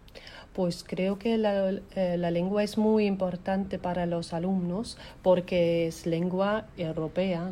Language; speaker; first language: Spanish; non-native, fluent; German